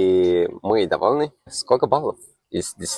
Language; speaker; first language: Russian; non-native, fluent; Finnish